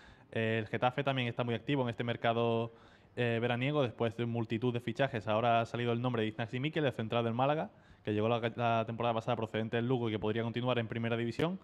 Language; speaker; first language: Spanish; native; Spanish